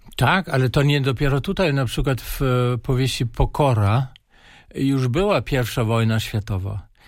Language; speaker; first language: Polish; non-native, fluent; German